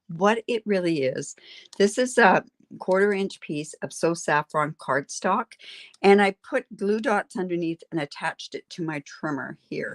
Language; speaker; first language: English; native; English